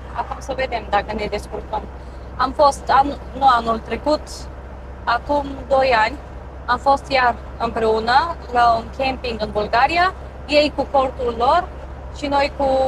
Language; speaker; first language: Romanian; non-native, fluent; Bulgarian